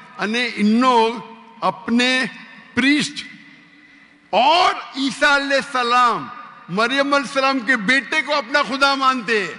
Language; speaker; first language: Urdu; non-native, local second language; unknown